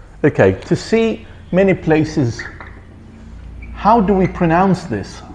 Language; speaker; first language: English; non-native, fluent; Arabic